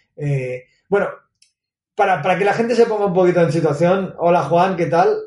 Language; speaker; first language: Spanish; native; Spanish